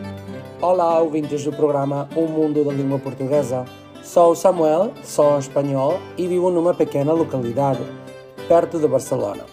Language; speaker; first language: Portuguese; non-native, learner; Spanish